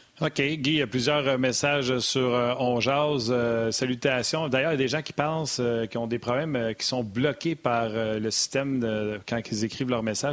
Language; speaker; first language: French; native; French